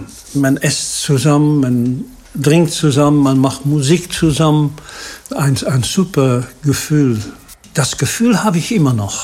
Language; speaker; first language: German; non-native, fluent; Dutch